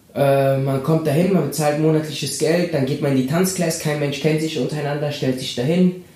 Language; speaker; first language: German; early bilingual, other home language; Spanish